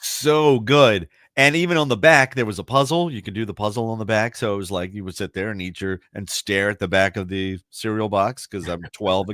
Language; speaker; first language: English; native; English